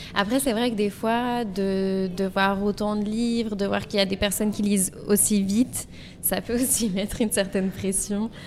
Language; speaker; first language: French; native; French